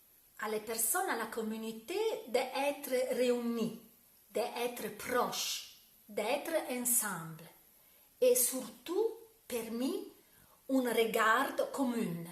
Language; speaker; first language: French; non-native, learner; Italian